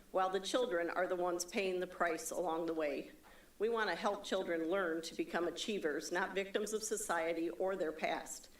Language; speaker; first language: English; native; English